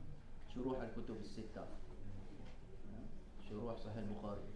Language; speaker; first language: Arabic; non-native, fluent; Malay